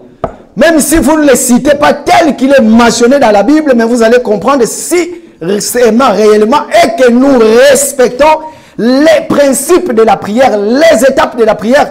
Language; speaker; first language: French; non-native, local second language; Lingala